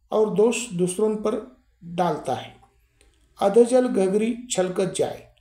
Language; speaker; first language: Hindi; non-native, local second language; Marathi